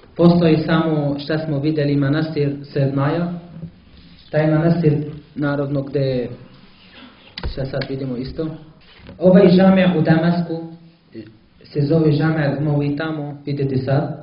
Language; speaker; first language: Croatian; non-native, learner; Arabic